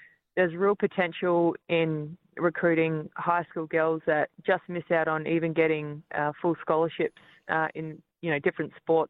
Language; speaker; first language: English; native; English